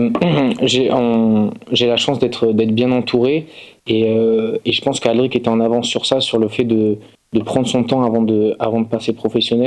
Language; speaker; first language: French; native; French